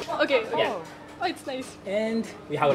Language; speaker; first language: English; non-native, learner; French